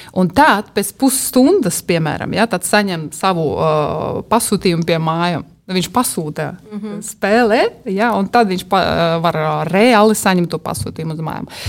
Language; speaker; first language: Latvian; non-native, local second language; Russian